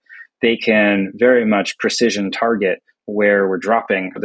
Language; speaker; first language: English; native; English